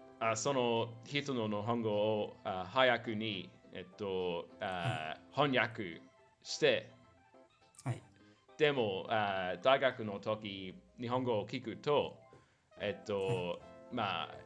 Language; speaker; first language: Japanese; non-native, learner; English